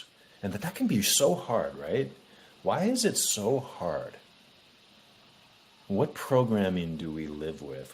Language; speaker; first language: English; native; English